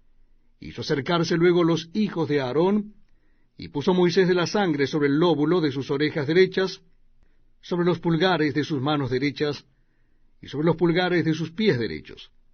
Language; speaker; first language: Spanish; native; Spanish